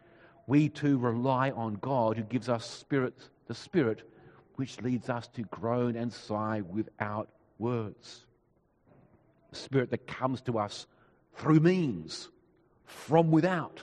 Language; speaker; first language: English; native; English